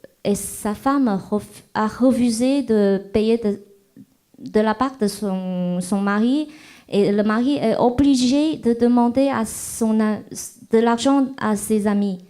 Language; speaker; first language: French; non-native, fluent; Chinese